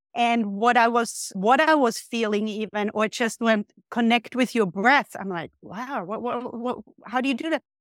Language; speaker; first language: English; non-native, fluent; German